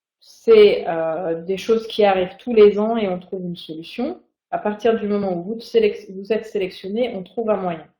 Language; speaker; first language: French; native; French